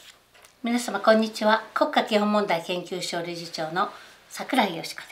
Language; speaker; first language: Japanese; native; Japanese